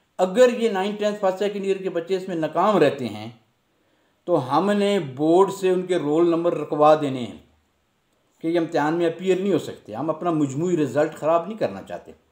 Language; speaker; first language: Urdu; non-native, local second language; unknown